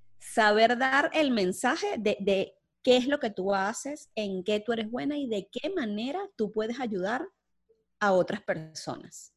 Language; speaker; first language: Spanish; native; Spanish